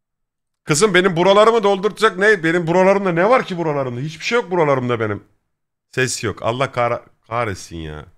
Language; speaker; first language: Turkish; native; Turkish